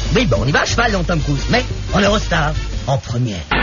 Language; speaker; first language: French; native; French